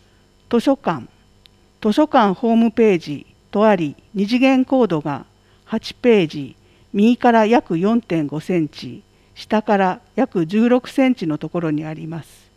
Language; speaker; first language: Japanese; native; Japanese